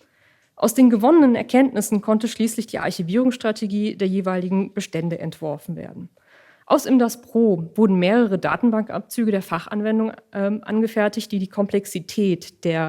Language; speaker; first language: German; native; German